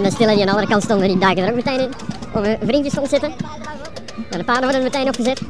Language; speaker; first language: Dutch; native; Dutch